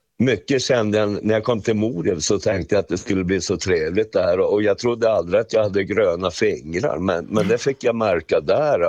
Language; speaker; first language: Swedish; native; Swedish